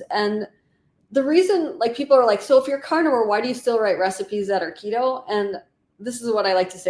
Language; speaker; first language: English; native; English